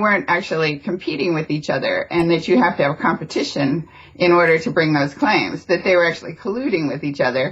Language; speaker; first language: English; native; English